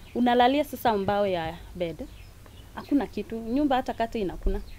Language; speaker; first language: Swahili; non-native, local second language; Kalenjin